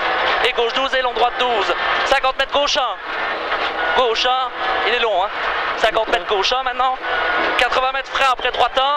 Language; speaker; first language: French; native; French